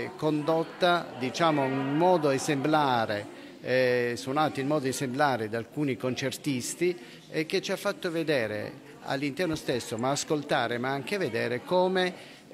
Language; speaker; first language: Italian; native; Italian